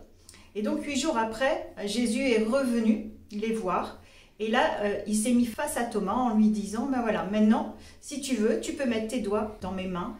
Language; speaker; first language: French; native; French